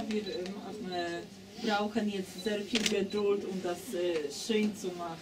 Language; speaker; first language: German; non-native, learner; Polish